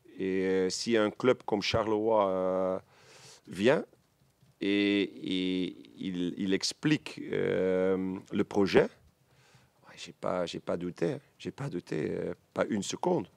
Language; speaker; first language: French; non-native, learner; Dutch